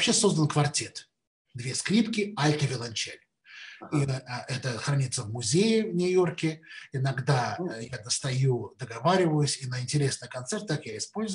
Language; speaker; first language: Russian; native; Russian